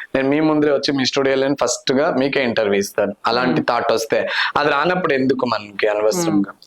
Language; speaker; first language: Telugu; non-native, local second language; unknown